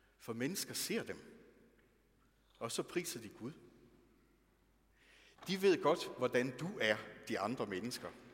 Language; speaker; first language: Danish; native; Danish